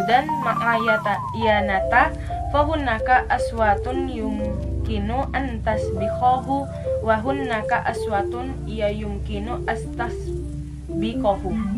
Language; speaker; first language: Arabic; non-native, learner; Indonesian